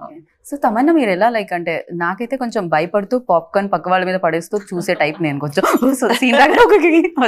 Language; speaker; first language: Telugu; native; Telugu